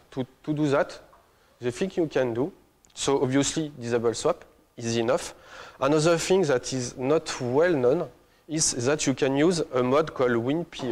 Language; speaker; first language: English; non-native, fluent; French